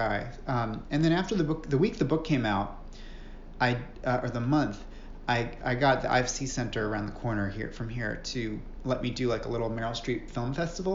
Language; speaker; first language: English; native; English